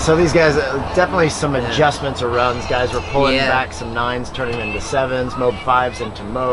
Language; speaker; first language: English; native; English